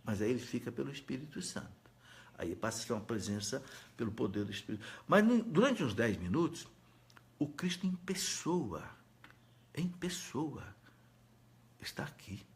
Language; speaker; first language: Portuguese; native; Portuguese